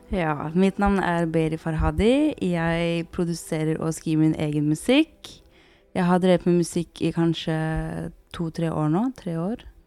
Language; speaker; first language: Norwegian; early bilingual, other home language; Kurdish